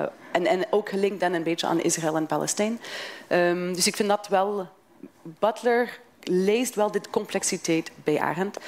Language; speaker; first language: Dutch; non-native, fluent; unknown